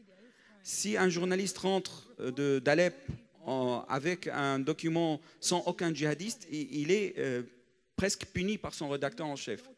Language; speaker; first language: French; non-native, fluent; Arabic